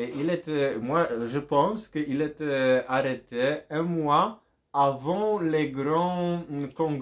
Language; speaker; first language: French; non-native, learner; Polish